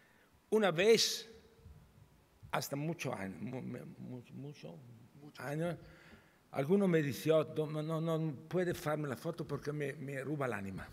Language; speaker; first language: Spanish; non-native, learner; Italian